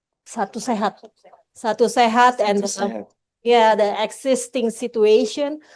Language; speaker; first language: English; non-native, local second language; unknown